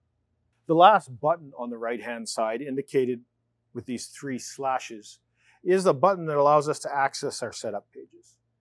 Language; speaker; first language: English; native; English